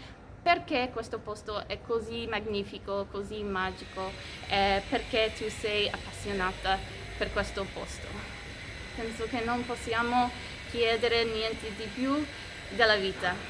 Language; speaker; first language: Italian; non-native, fluent; English